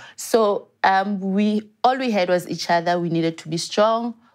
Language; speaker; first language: English; non-native, local second language; Southern Sotho